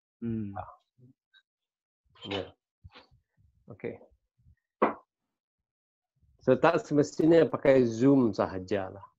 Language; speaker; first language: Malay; non-native, local second language; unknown